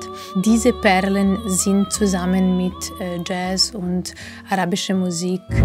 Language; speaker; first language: German; non-native, fluent; Serbian